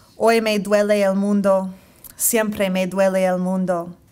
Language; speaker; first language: Spanish; non-native, fluent; English